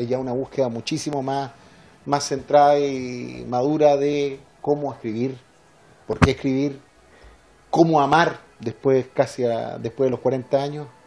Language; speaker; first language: Spanish; native; Spanish